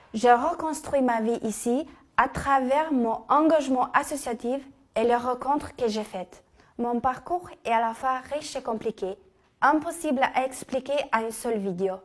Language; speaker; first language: French; non-native, fluent; Albanian